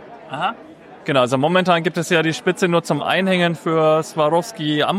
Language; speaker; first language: German; native; German